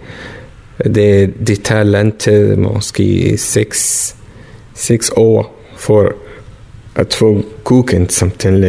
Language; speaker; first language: Danish; non-native, learner; Arabic